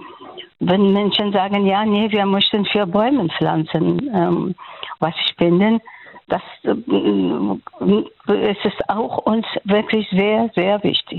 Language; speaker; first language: German; non-native, fluent; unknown